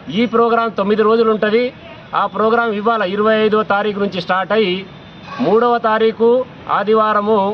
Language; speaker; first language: Telugu; non-native, local second language; Lambadi